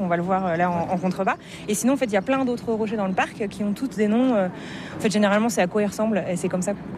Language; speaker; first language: French; native; French